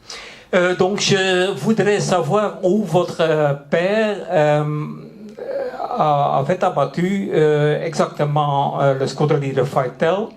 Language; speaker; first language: French; non-native, local second language; Dutch